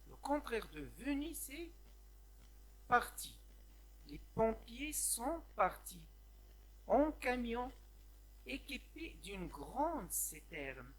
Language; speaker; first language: French; non-native, local second language; Arabic